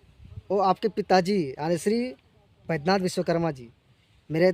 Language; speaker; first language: Hindi; native; Hindi